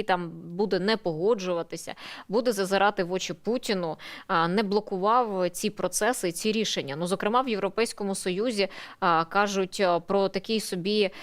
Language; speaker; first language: Ukrainian; native; Ukrainian